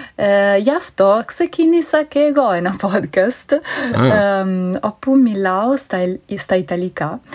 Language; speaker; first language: Greek; non-native, fluent; Italian